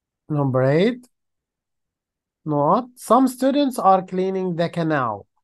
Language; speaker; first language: English; non-native, fluent; Arabic